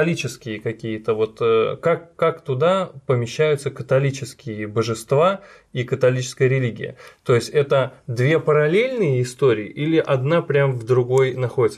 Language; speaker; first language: Russian; native; Russian